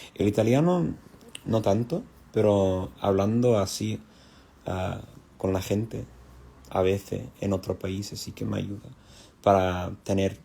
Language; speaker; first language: Spanish; non-native, fluent; English